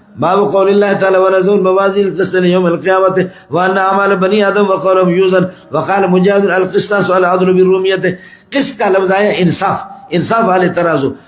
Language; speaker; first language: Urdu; non-native, local second language; Baluchi